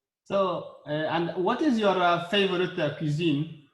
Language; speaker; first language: English; non-native, learner; Arabic